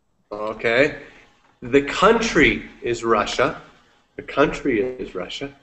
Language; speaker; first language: English; native; English